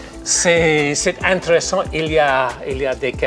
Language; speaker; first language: French; non-native, fluent; English